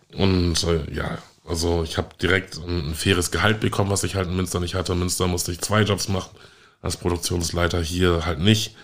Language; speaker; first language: German; native; German